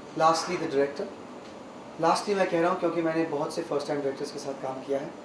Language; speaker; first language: Hindi; non-native, local second language; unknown